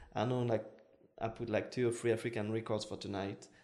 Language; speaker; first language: English; non-native, fluent; French